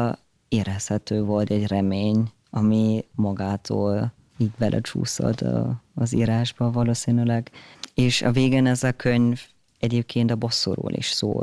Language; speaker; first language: Hungarian; early bilingual, heritage; German